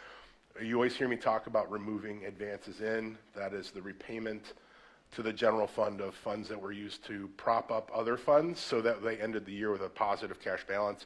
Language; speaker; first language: English; native; English